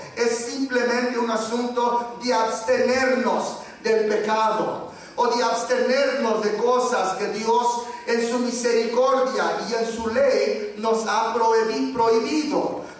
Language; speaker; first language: Spanish; early bilingual, heritage; Spanish